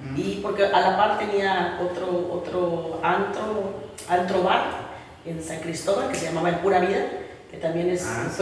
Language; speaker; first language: Spanish; native; Spanish